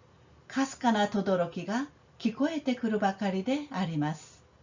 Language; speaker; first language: Japanese; non-native, fluent; Korean